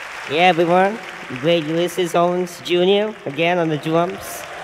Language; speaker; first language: English; early bilingual, other home language; Indonesian